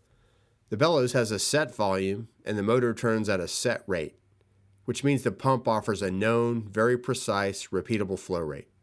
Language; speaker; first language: English; native; English